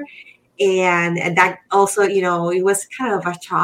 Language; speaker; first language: English; non-native, fluent; Spanish